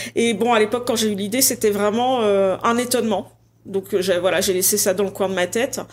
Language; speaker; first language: French; native; French